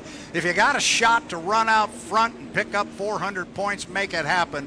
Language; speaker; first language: English; native; English